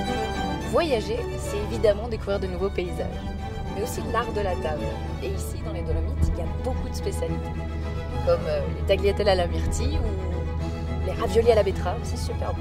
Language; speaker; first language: French; native; French